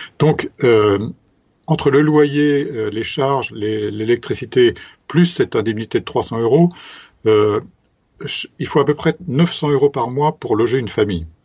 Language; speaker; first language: French; native; French